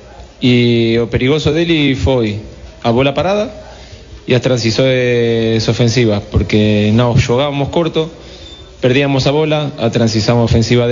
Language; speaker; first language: Portuguese; non-native, fluent; Spanish